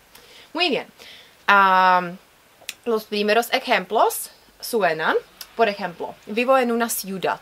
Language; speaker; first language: Spanish; non-native, fluent; Czech